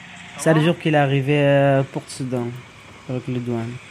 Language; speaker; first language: French; non-native, learner; Arabic